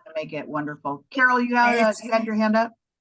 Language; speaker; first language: English; native; English